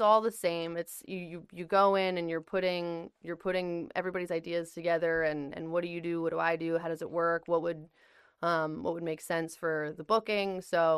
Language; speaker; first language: English; native; English